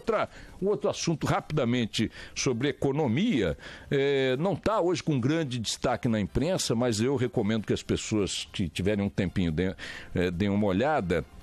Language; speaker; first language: Portuguese; native; Portuguese